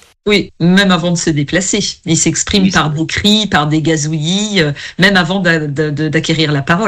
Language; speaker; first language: French; native; French